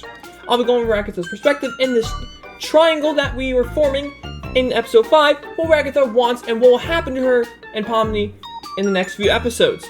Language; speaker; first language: English; native; English